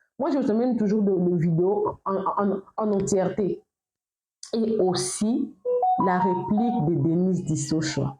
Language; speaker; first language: French; non-native, local second language; Lingala